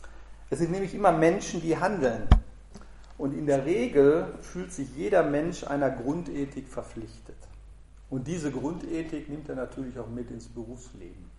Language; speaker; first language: German; native; German